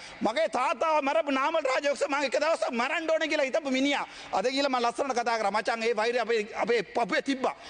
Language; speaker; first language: Sinhala; non-native, local second language; Tamil